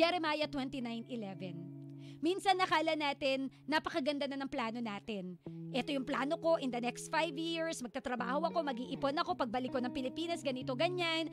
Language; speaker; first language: Filipino; native; Filipino